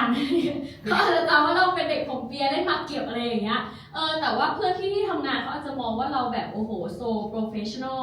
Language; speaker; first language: Thai; native; Thai